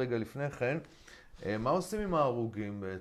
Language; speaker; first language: Hebrew; native; Hebrew